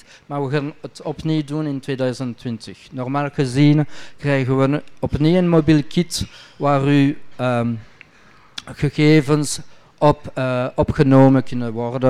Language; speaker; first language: Dutch; non-native, local second language; French